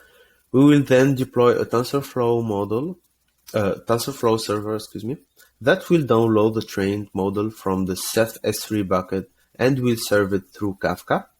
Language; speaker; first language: English; non-native, fluent; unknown